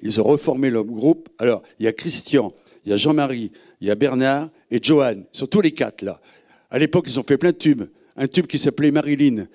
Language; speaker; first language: French; native; French